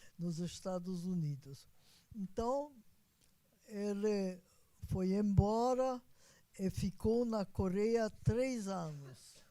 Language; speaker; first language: Portuguese; non-native, fluent; Hungarian